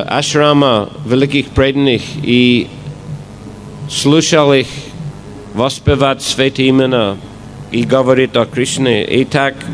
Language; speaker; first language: Russian; non-native, fluent; English